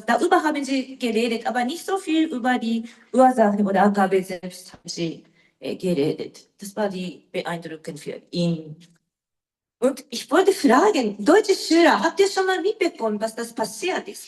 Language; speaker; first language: German; non-native, learner; Japanese